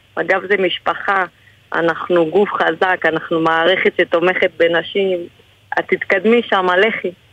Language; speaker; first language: Hebrew; early bilingual, other home language; Spanish